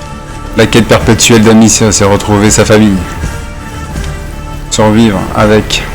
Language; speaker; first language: French; native; French